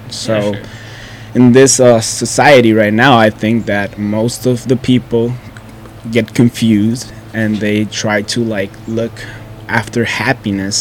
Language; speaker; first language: English; non-native, fluent; Spanish